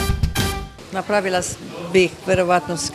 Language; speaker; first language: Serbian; early bilingual, heritage; Serbian